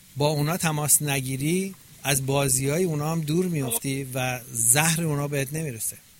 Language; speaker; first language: Persian; native; Persian